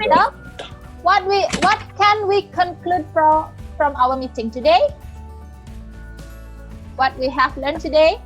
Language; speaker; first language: English; non-native, fluent; Indonesian